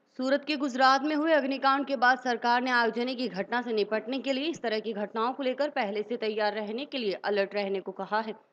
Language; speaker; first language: Hindi; native; Hindi